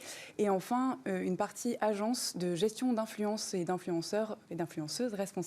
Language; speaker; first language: French; native; French